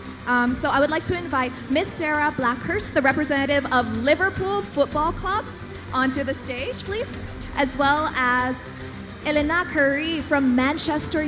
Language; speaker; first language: English; non-native, fluent; Thai